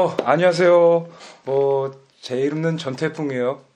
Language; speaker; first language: Korean; early bilingual, heritage; English